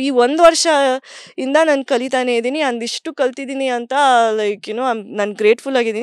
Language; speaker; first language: Kannada; early bilingual, heritage; English